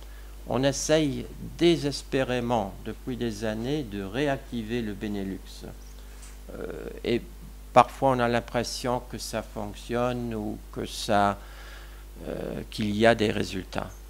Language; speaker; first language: French; non-native, local second language; Luxembourgish